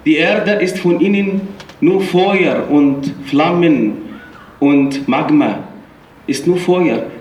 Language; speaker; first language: German; non-native, fluent; Arabic